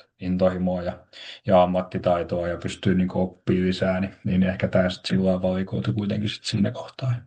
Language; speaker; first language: Finnish; native; Finnish